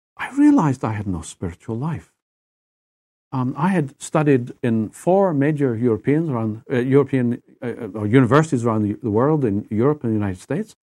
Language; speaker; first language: English; native; English